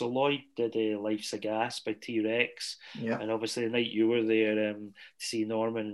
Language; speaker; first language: English; native; English